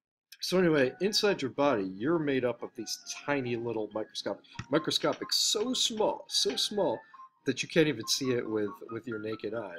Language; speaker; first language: English; native; English